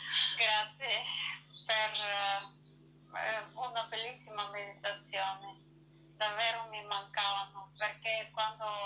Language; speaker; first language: Italian; non-native, fluent; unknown